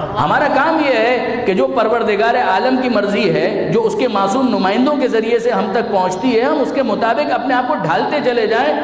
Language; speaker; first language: Urdu; non-native, local second language; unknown